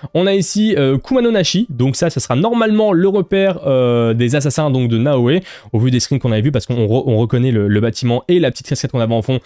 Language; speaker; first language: French; native; French